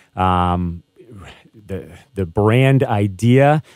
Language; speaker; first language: English; native; English